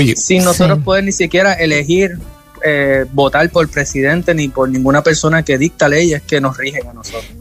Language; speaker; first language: Spanish; native; Spanish